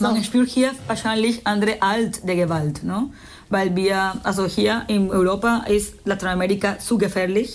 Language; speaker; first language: German; non-native, fluent; Spanish